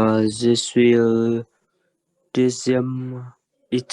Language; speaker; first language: French; non-native, learner; Vietnamese